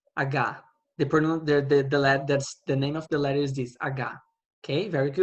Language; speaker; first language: English; non-native, fluent; Portuguese